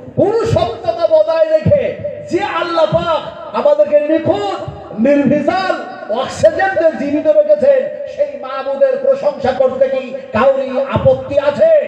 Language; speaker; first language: Bangla; non-native, local second language; Urdu